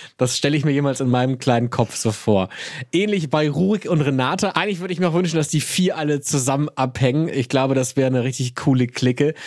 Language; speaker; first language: German; native; German